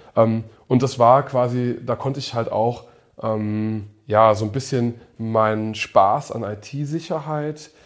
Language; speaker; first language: German; early bilingual, other home language; English